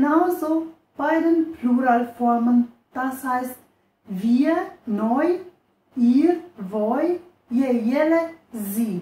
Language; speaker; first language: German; non-native, fluent; Romanian